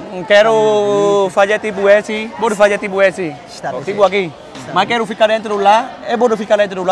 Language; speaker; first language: Portuguese; non-native, learner; Vietnamese